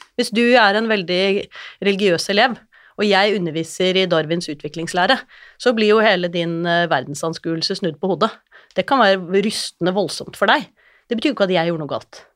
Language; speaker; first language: Norwegian; native; Norwegian